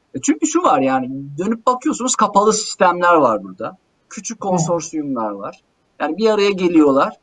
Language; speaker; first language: Turkish; native; Turkish